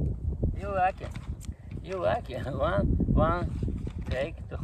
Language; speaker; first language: English; non-native, learner; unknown